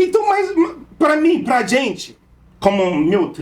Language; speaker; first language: Portuguese; non-native, fluent; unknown